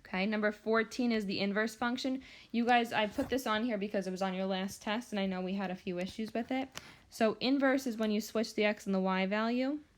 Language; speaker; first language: English; native; English